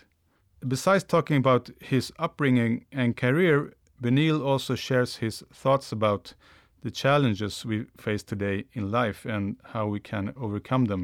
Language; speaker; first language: English; non-native, fluent; Swedish